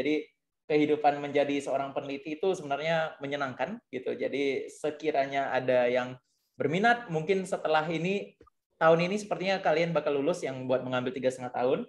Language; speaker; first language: Indonesian; native; Indonesian